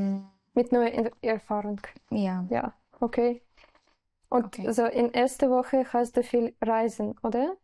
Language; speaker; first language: German; non-native, learner; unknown